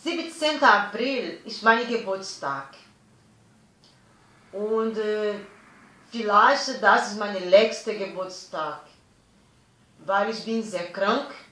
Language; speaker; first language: German; non-native, learner; Portuguese